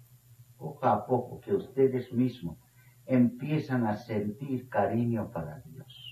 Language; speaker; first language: Spanish; non-native, fluent; Bangla